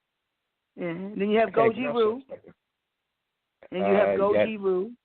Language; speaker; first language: English; native; English